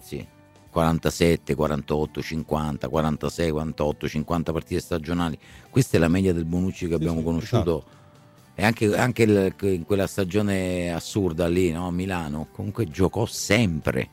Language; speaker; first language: Italian; native; Italian